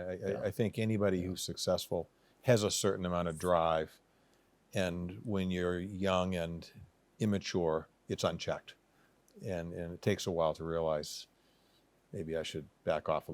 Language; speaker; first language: English; native; English